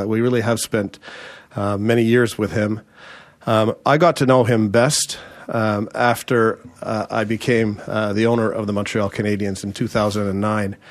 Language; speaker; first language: English; early bilingual, other home language; French